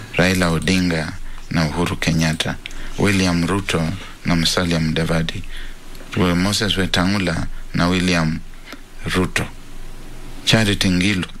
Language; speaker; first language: Swahili; non-native, local second language; Luyia